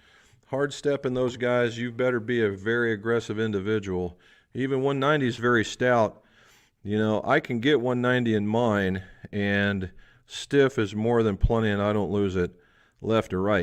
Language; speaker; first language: English; native; English